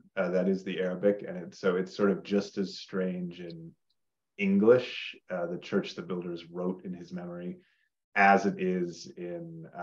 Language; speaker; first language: English; native; English